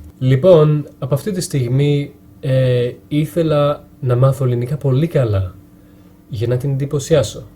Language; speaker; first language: Greek; non-native, fluent; French